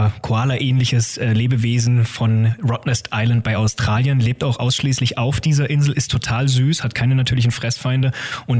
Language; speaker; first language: German; native; German